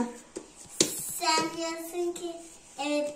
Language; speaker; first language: Turkish; early bilingual, heritage; Turkish